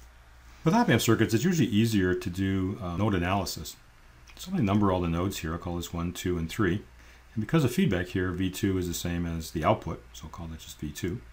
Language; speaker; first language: English; native; English